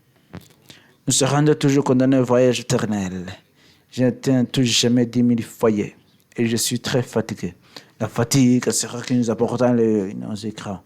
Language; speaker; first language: French; non-native, learner; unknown